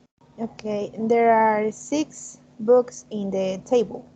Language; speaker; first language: English; non-native, learner; Spanish